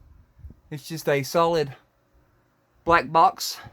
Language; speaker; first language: English; native; English